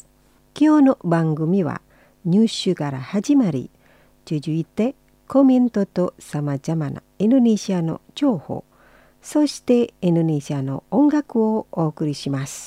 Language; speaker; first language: Japanese; non-native, fluent; Indonesian